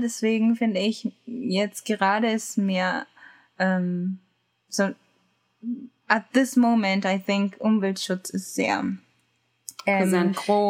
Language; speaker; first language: German; non-native, learner; Japanese